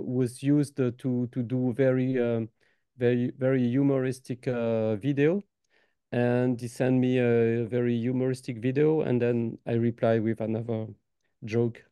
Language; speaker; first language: English; non-native, fluent; French